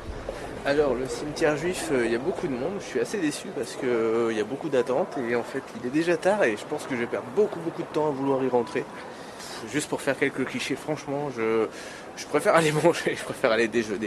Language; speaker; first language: French; native; French